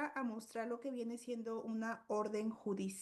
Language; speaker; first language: Spanish; native; Spanish